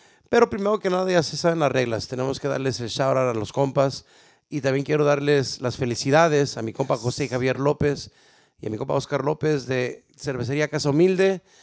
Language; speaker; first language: Spanish; early bilingual, heritage; Spanish